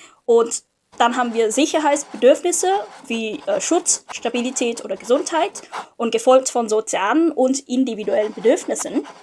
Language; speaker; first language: German; non-native, fluent; Vietnamese